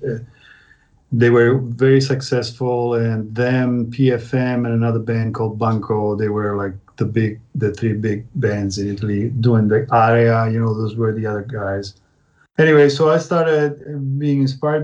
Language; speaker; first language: English; non-native, fluent; Italian